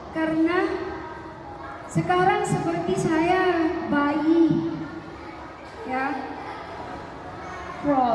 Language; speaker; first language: Indonesian; non-native, learner; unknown